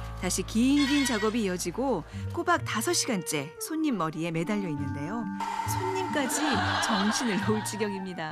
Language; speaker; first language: Korean; native; Korean